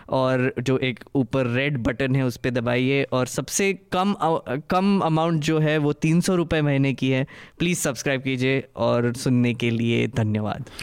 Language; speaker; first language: Hindi; native; Hindi